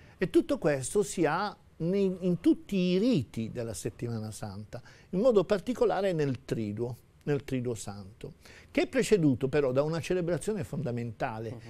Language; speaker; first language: Italian; native; Italian